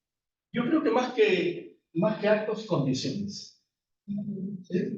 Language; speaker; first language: Spanish; native; Spanish